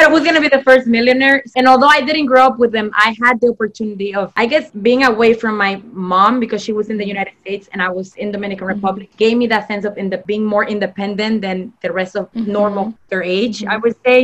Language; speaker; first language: English; non-native, fluent; Spanish